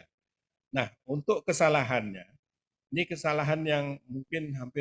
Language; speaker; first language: Indonesian; native; Indonesian